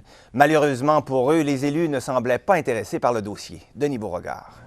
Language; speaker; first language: French; native; French